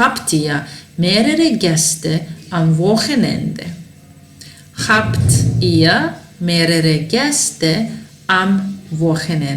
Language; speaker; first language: German; non-native, fluent; Serbian